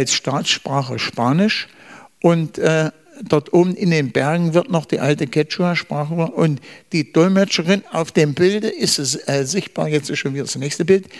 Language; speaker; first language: German; native; German